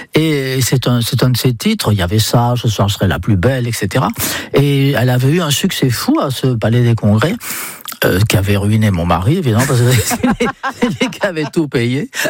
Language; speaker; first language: French; non-native, fluent; English